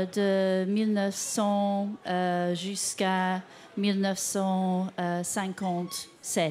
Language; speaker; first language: French; non-native, fluent; English